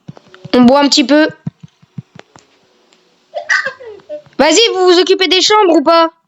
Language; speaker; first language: French; native; French